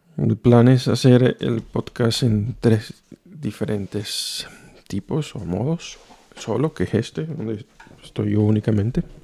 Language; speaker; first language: Spanish; native; Spanish